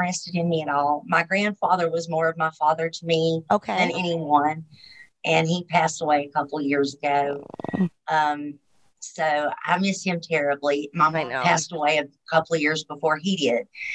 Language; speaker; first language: English; native; English